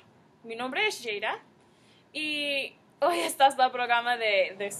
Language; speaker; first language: Spanish; non-native, learner; English